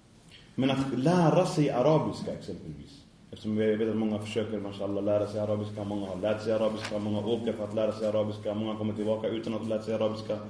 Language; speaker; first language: Swedish; early bilingual, other home language; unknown